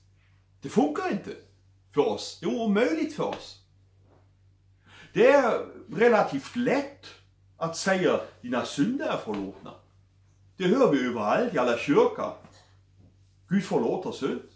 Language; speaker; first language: Swedish; non-native, fluent; German